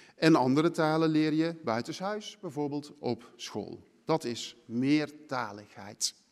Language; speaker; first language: Dutch; native; Dutch